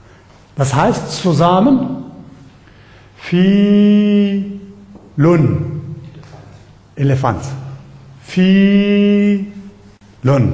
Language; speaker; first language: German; non-native, fluent; Arabic